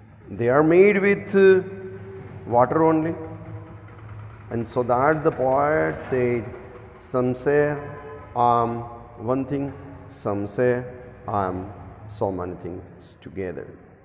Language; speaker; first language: English; non-native, local second language; Gujarati